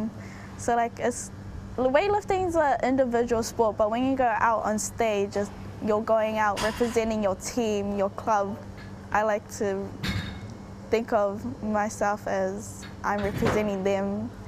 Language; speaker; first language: English; native; English